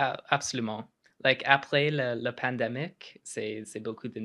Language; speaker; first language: French; non-native, local second language; English